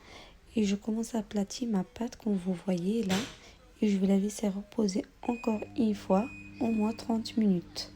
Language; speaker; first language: French; non-native, local second language; Arabic